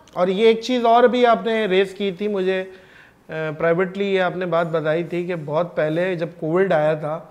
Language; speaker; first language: Urdu; native; Urdu